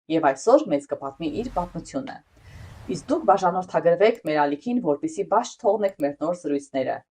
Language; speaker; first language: Armenian; native; Armenian